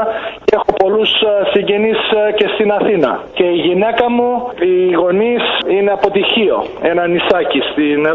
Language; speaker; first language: Greek; early bilingual, heritage; Greek